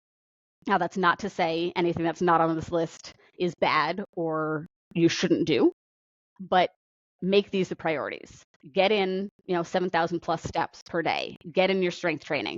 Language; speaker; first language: English; native; English